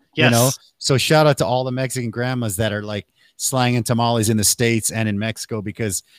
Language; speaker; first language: English; native; English